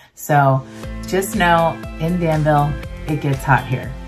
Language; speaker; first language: English; native; English